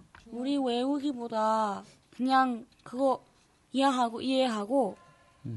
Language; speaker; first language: Korean; non-native, learner; Spanish